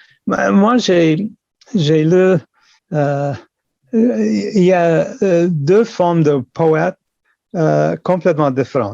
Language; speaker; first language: French; non-native, local second language; English